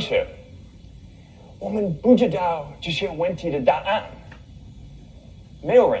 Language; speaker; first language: Chinese; non-native, learner; English